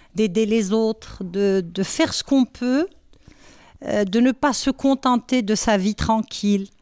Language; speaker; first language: French; non-native, local second language; Arabic